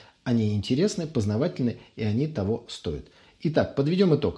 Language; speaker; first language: Russian; native; Russian